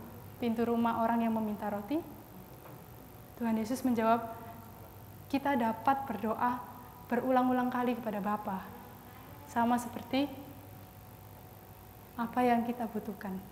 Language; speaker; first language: Indonesian; native; Indonesian